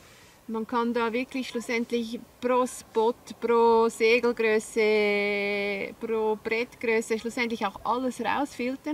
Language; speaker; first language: German; native; German